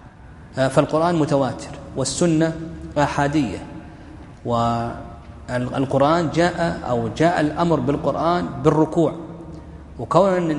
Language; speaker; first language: Arabic; native; Arabic